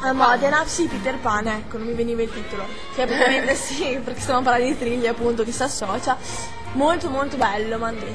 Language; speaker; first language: Italian; native; Italian